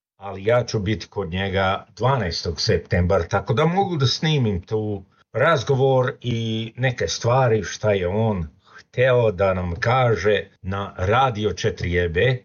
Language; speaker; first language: Serbian; early bilingual, heritage; Serbian